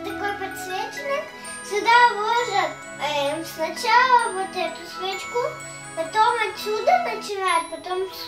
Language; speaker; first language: Russian; early bilingual, heritage; Russian